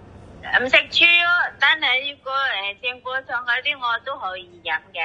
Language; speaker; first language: Cantonese; non-native, learner; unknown